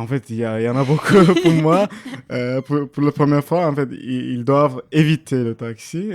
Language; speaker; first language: French; non-native, fluent; Turkish